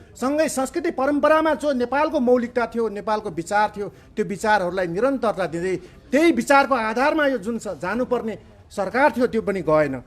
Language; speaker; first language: Nepali; non-native, local second language; Newari